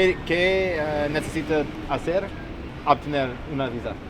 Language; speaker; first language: Spanish; non-native, learner; English